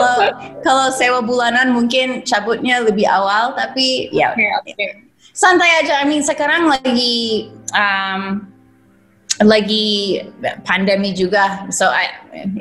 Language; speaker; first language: Indonesian; non-native, fluent; English